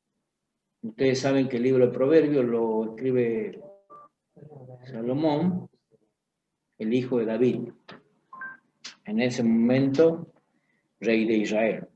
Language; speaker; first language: Spanish; native; Spanish